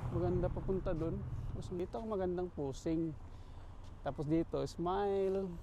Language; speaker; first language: Filipino; native; Filipino